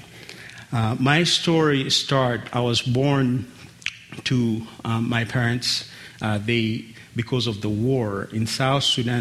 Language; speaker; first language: English; non-native, fluent; Arabic